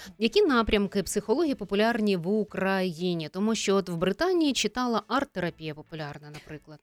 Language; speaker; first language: Ukrainian; native; Ukrainian